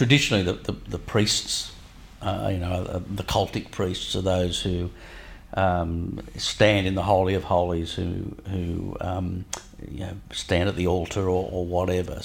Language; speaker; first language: English; native; English